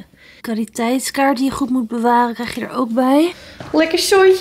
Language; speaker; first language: Dutch; native; Dutch